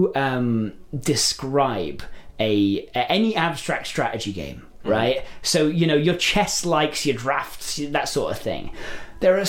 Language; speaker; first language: English; native; English